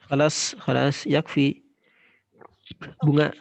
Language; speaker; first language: Arabic; non-native, fluent; Indonesian